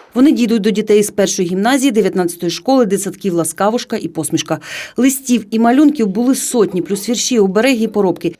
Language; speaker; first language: Ukrainian; native; Ukrainian